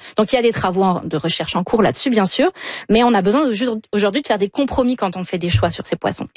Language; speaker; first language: French; native; French